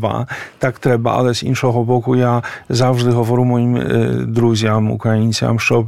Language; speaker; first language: Ukrainian; non-native, fluent; Polish